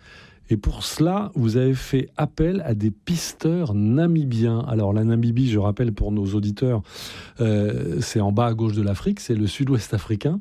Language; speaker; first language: French; native; French